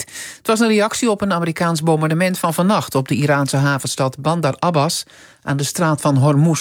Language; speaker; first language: Dutch; native; Dutch